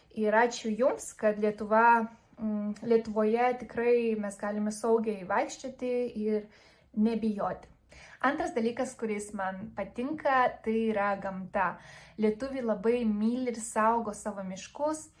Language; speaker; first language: Lithuanian; non-native, fluent; Spanish